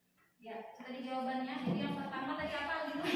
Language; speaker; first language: Indonesian; native; Indonesian